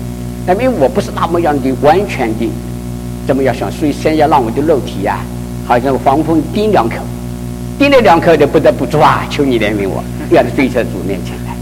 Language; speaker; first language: Chinese; native; Chinese